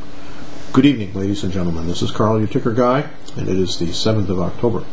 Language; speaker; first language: English; native; English